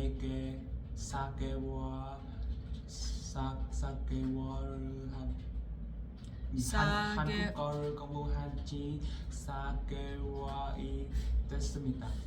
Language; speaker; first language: Korean; non-native, learner; Vietnamese